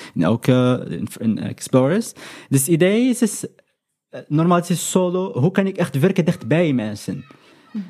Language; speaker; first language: Dutch; non-native, fluent; Arabic